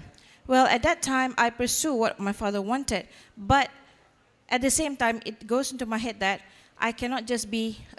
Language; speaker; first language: English; non-native, local second language; Malay